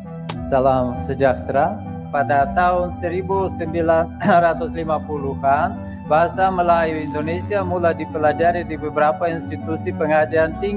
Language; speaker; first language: Indonesian; non-native, fluent; Russian